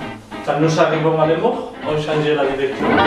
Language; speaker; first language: French; non-native, learner; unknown